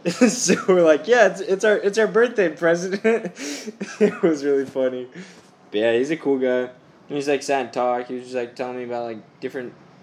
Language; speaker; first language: English; native; English